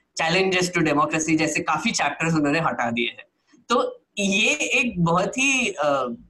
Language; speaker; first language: Hindi; native; Hindi